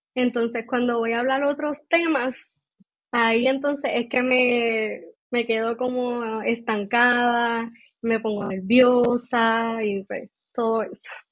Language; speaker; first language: Spanish; native; Spanish